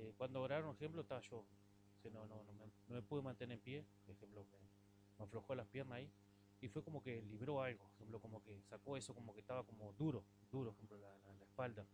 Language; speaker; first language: Spanish; native; Spanish